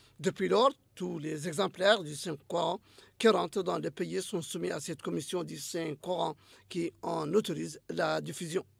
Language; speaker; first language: French; non-native, local second language; Arabic